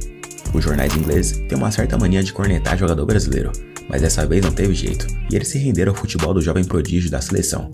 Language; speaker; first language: Portuguese; native; Portuguese